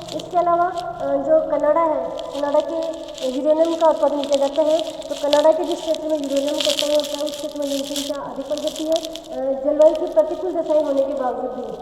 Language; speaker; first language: Hindi; native; Hindi